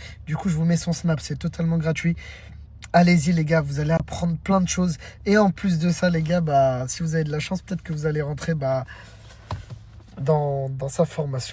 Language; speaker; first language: French; native; French